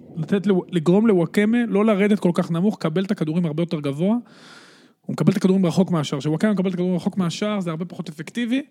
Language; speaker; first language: Hebrew; native; Hebrew